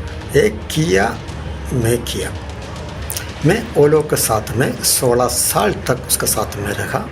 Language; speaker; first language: Hindi; non-native, local second language; Malayalam